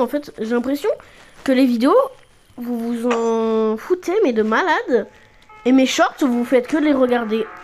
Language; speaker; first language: French; native; French